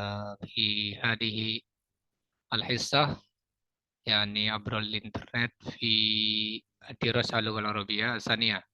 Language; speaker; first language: Arabic; non-native, fluent; Indonesian